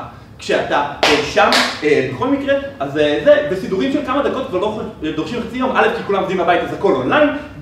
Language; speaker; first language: Hebrew; native; Hebrew